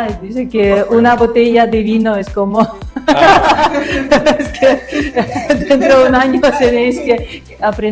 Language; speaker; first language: Spanish; non-native, learner; Russian